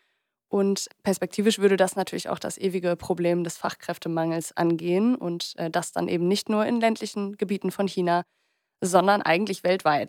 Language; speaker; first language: German; native; German